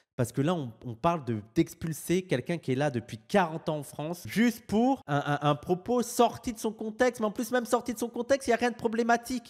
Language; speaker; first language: French; native; French